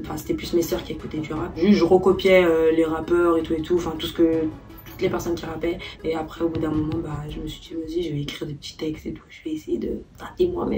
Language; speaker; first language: French; native; French